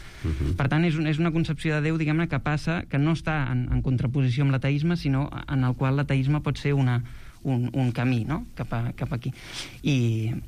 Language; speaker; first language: Catalan; native; Catalan